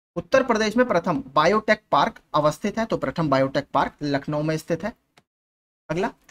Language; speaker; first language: Hindi; native; Hindi